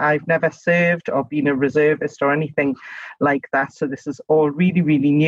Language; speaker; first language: English; native; English